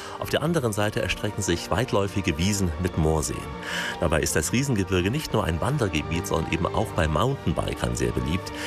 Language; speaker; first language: German; native; German